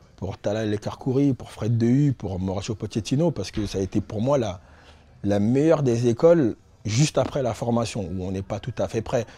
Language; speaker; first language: French; native; French